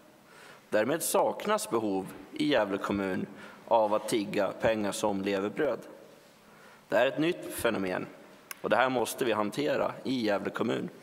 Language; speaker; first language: Swedish; native; Swedish